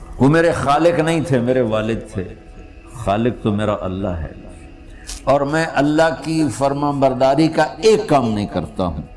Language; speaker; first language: Urdu; non-native, local second language; Punjabi